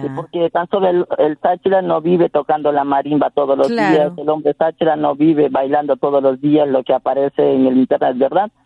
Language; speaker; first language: Spanish; non-native, local second language; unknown